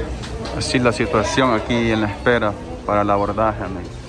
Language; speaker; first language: Spanish; native; Spanish